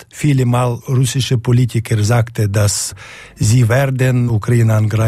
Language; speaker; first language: German; non-native, learner; Ukrainian